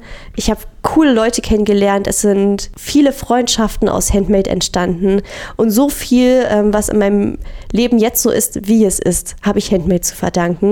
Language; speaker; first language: German; native; German